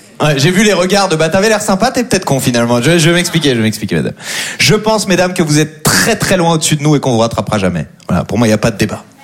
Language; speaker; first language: French; native; French